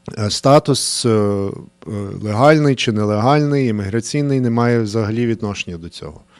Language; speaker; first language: Ukrainian; early bilingual, heritage; Ukrainian